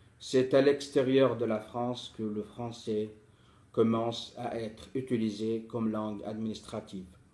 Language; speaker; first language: French; non-native, fluent; Arabic